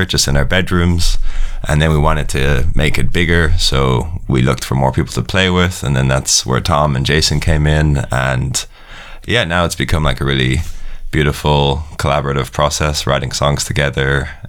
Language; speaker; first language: English; native; English